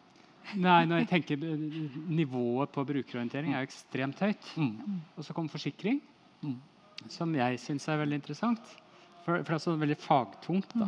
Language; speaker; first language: Norwegian; native; Norwegian